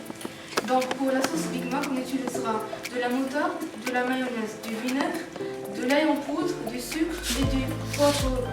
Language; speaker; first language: French; non-native, learner; Arabic